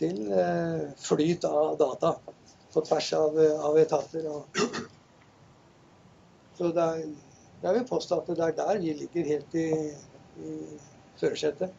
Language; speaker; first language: Norwegian; native; Norwegian